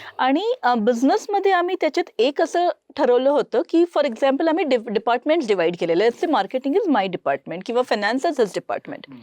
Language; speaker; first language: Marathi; non-native, local second language; Marwari